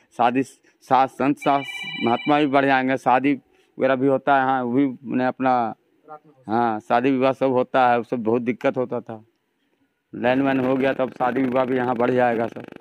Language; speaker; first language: Hindi; native; Hindi